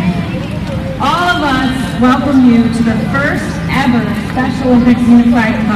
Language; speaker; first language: English; native; English